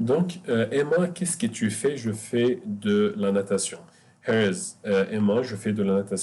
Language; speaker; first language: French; non-native, fluent; Arabic